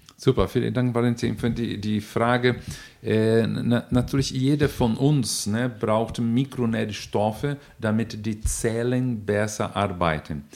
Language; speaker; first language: German; non-native, fluent; Portuguese